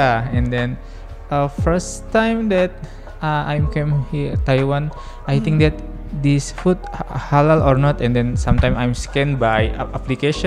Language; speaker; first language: English; non-native, learner; Indonesian